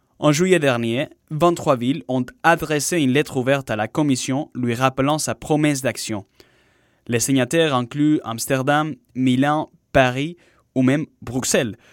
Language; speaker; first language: French; non-native, fluent; Spanish